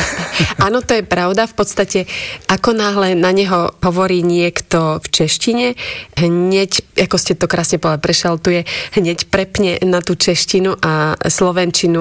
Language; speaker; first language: Slovak; native; Slovak